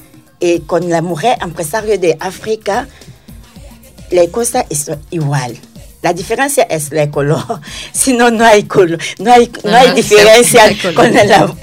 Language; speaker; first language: Spanish; non-native, learner; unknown